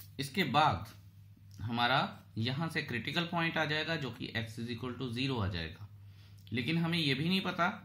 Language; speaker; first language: Hindi; native; Hindi